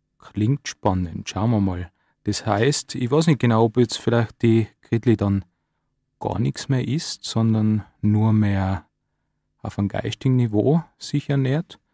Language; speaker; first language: German; native; German